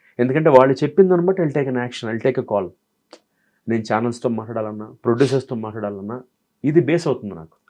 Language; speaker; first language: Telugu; native; Telugu